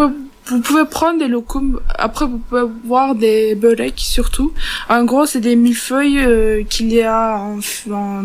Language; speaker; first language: French; non-native, learner; Turkish